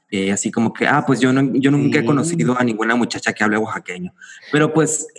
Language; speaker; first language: Spanish; native; Spanish